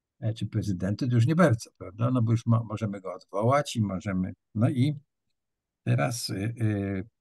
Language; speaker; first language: Polish; native; Polish